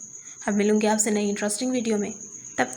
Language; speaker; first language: Urdu; native; Urdu